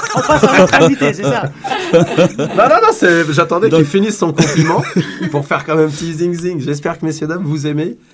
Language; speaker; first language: French; native; French